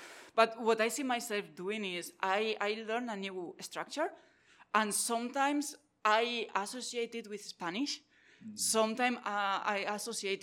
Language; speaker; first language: English; non-native, fluent; Catalan